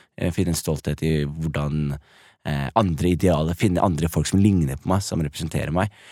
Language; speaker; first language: Norwegian; early bilingual, other home language; Somali